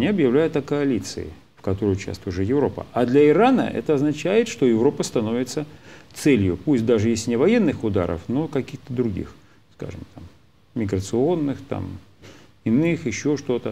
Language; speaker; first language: Russian; native; Russian